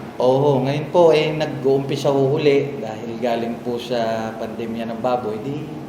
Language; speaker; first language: Filipino; native; Filipino